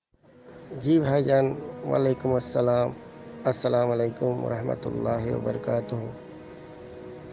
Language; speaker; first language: Hindi; early bilingual, heritage; Urdu